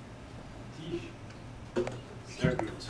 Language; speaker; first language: German; non-native, learner; English